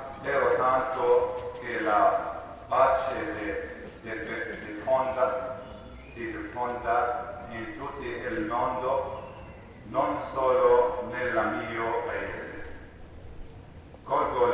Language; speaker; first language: Italian; non-native, learner; Arabic